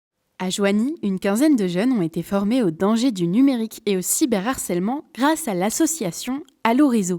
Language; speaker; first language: French; native; French